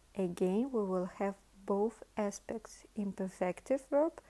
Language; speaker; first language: English; non-native, fluent; Russian